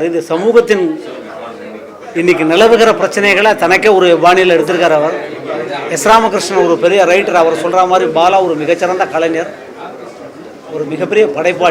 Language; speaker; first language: Tamil; native; Tamil